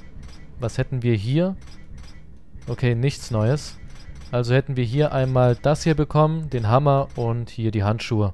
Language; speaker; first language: German; native; German